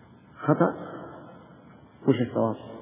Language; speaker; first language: Arabic; native; Arabic